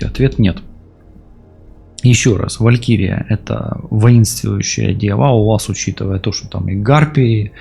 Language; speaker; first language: Russian; native; Russian